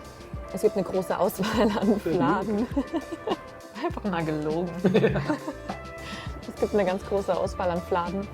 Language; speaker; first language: German; native; German